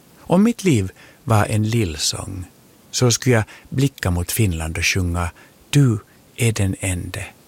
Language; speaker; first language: Swedish; native; Swedish